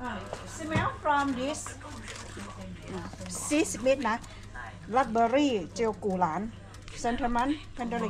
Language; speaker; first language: English; non-native, learner; Thai